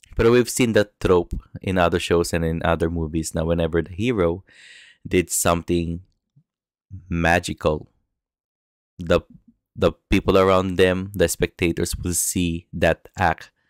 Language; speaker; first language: English; non-native, local second language; Filipino